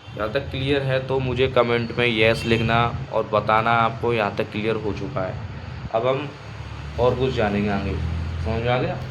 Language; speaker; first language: Hindi; native; Hindi